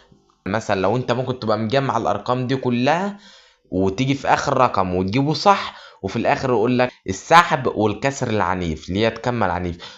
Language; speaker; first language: Arabic; native; Arabic